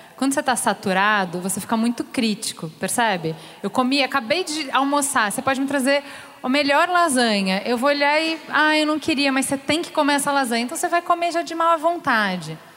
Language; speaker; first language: Portuguese; native; Portuguese